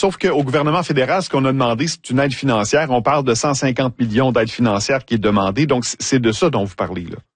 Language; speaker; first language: French; native; French